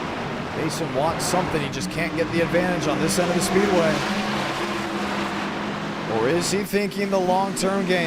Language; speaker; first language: English; native; English